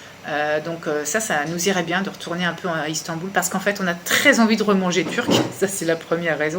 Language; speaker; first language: French; native; French